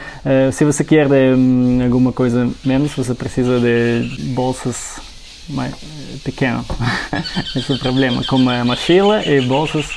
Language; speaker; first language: Portuguese; non-native, learner; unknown